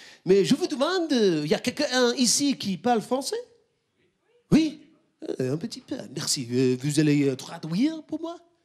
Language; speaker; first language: French; non-native, fluent; English